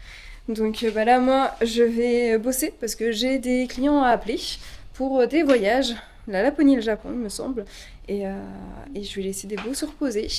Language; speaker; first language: French; native; French